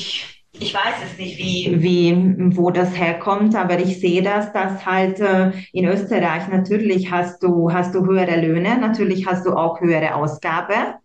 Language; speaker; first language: German; non-native, local second language; Hungarian